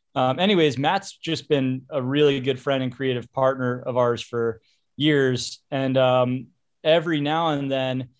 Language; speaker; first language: English; native; English